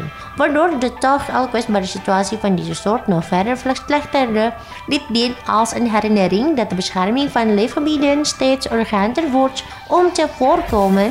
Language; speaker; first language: Dutch; non-native, fluent; Indonesian